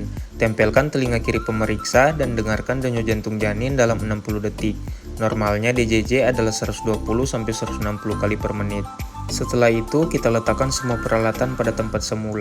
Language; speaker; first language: Indonesian; native; Indonesian